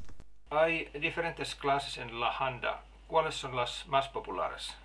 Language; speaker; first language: Spanish; non-native, learner; Finnish